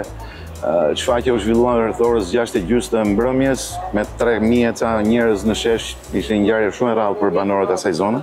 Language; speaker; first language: Albanian; native; Albanian